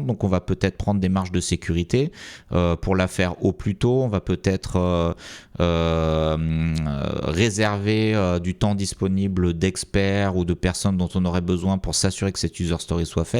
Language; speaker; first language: French; native; French